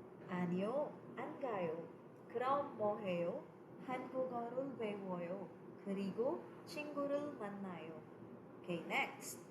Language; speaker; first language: Korean; non-native, fluent; Filipino